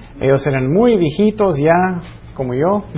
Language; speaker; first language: Spanish; non-native, fluent; English